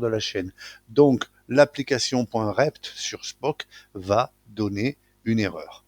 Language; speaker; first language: French; native; French